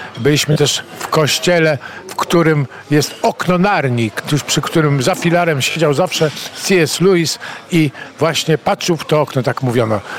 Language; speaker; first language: Polish; native; Polish